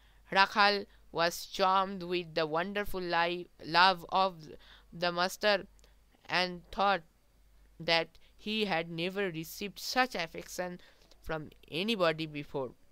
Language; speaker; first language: English; non-native, local second language; Bangla